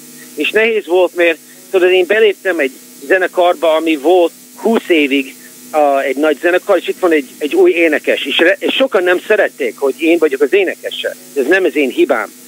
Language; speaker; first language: Hungarian; early bilingual, heritage; Hungarian